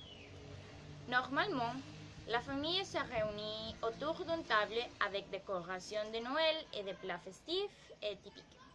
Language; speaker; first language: French; non-native, learner; Spanish